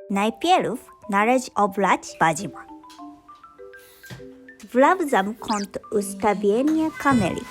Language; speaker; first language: Polish; non-native, learner; Japanese